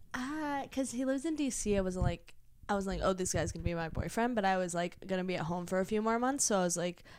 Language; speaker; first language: English; native; English